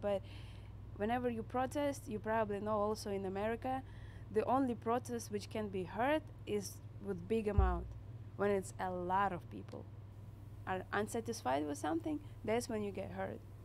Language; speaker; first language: English; non-native, fluent; Russian